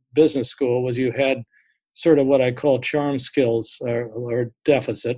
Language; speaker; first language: English; native; English